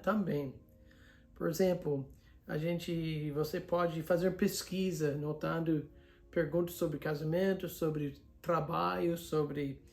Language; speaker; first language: Portuguese; non-native, fluent; English